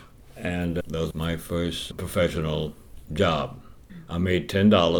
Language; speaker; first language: English; native; English